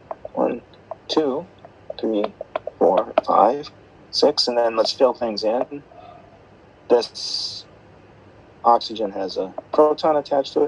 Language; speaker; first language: English; native; English